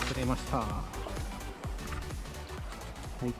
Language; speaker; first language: Japanese; native; Japanese